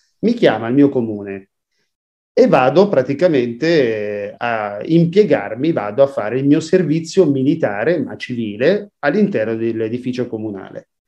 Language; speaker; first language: Italian; native; Italian